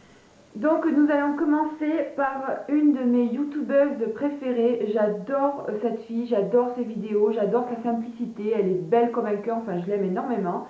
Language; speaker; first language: French; native; French